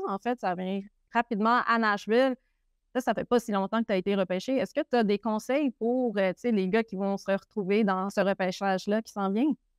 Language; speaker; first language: French; native; French